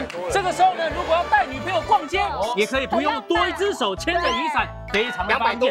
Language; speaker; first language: Chinese; native; Chinese